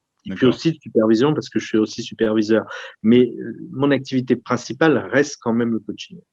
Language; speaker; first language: French; native; French